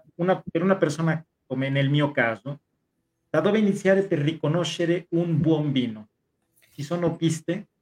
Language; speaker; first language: Italian; non-native, fluent; Spanish